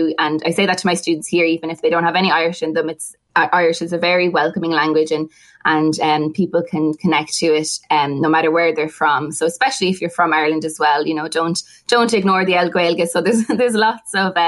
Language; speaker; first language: English; native; English